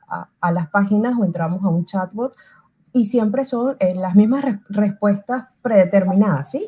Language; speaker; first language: Spanish; native; Spanish